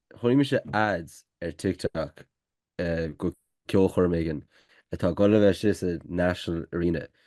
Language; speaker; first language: Irish; native; Irish